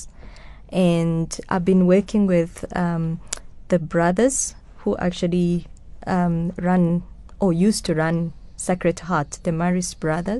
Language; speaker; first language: English; non-native, local second language; Kinyarwanda